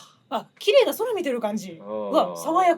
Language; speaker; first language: Japanese; native; Japanese